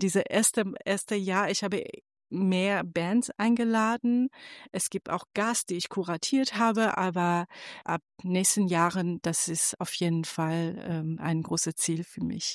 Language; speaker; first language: German; non-native, fluent; Persian